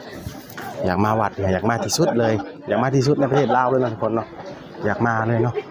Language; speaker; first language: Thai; non-native, local second language; Northeastern Thai